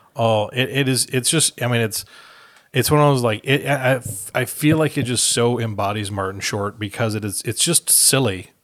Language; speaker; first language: English; native; English